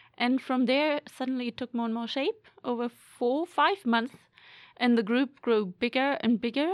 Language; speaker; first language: English; non-native, fluent; German